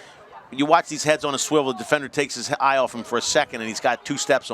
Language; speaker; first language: English; native; English